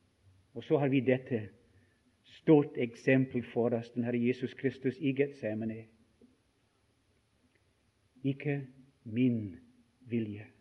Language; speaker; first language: Norwegian; non-native, fluent; English